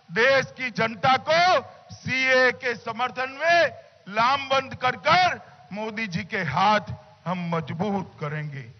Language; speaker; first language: Hindi; non-native, local second language; Gujarati